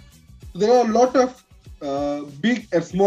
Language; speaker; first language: English; non-native, local second language; Bangla